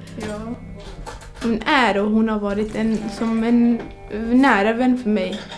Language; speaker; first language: Swedish; non-native, fluent; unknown